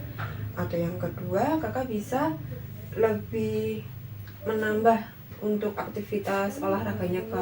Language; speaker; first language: Indonesian; native; Indonesian